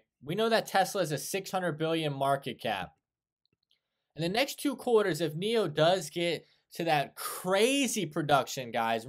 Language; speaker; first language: English; native; English